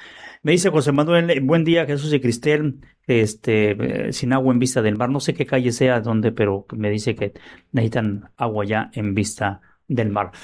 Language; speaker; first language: Spanish; native; Spanish